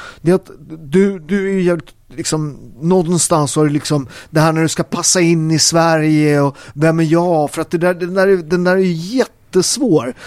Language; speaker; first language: Swedish; early bilingual, other home language; Italian